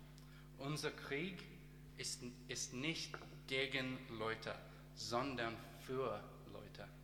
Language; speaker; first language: German; non-native, learner; English